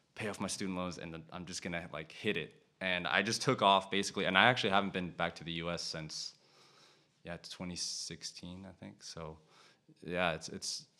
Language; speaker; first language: English; native; English